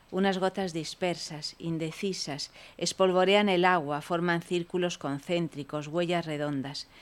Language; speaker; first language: Spanish; early bilingual, other home language; Italian